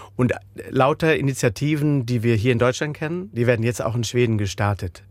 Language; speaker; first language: German; native; German